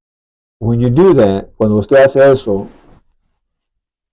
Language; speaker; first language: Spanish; early bilingual, other home language; English